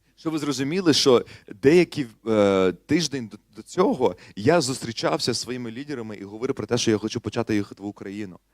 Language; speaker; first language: Ukrainian; non-native, fluent; English